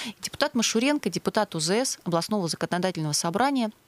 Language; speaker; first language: Russian; native; Russian